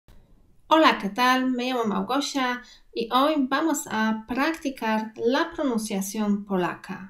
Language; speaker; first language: Spanish; non-native, fluent; Polish